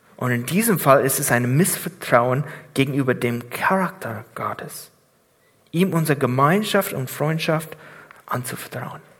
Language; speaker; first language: German; non-native, fluent; English